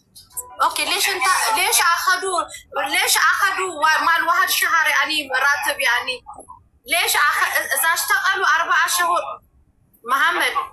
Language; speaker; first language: Arabic; non-native, learner; Amharic